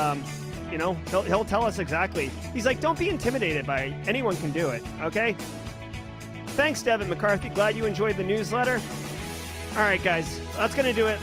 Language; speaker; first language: English; native; English